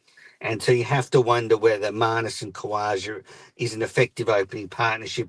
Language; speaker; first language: English; native; English